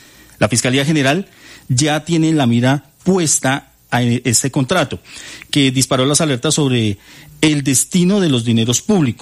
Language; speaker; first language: Spanish; native; Spanish